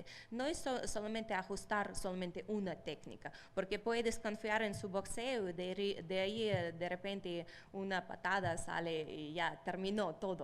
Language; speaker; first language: Spanish; non-native, fluent; Russian